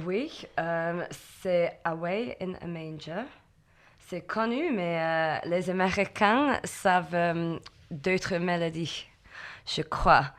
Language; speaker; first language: French; non-native, fluent; English